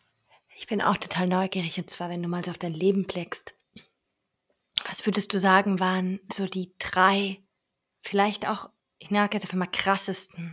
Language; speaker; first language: German; native; German